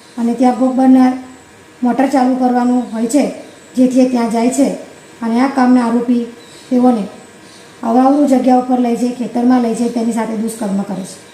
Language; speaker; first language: Gujarati; native; Gujarati